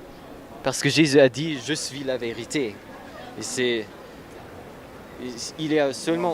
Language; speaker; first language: French; non-native, learner; German